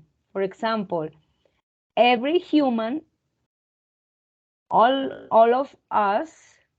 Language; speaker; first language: English; non-native, fluent; Spanish